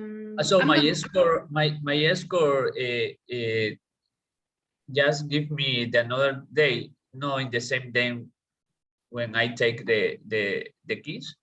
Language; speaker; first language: English; non-native, learner; Spanish